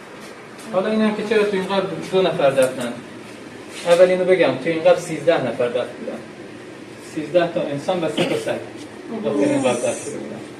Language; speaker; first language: Persian; native; Persian